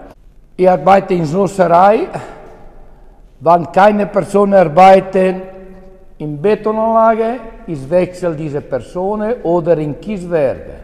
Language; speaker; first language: German; non-native, learner; Italian